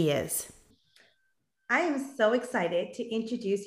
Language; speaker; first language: English; native; English